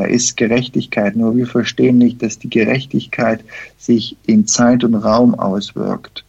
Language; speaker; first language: German; early bilingual, heritage; German